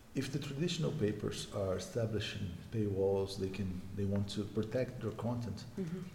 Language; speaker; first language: English; non-native, fluent; Portuguese